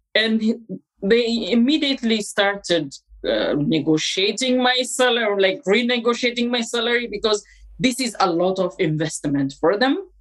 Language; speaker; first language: English; non-native, fluent; Amharic